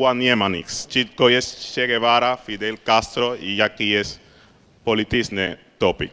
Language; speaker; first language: Polish; non-native, learner; Spanish